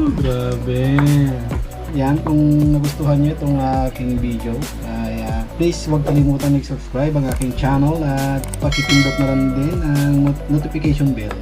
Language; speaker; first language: Filipino; non-native, local second language; Iloko